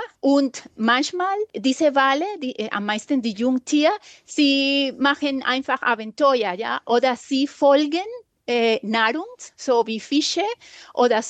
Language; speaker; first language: German; non-native, learner; Spanish